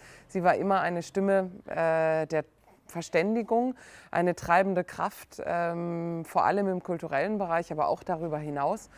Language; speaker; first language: German; native; German